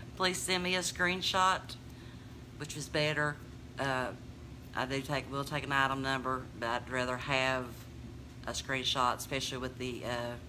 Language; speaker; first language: English; native; English